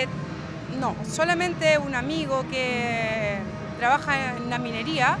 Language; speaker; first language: Portuguese; non-native, learner; Spanish